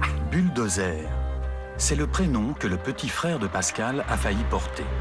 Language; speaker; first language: French; native; French